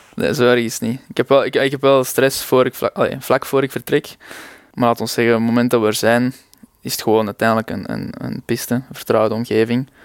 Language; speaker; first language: Dutch; native; Dutch